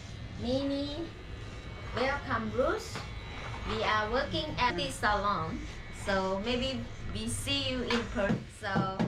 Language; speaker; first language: English; non-native, learner; Thai